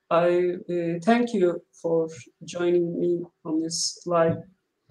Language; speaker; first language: English; non-native, learner; Turkish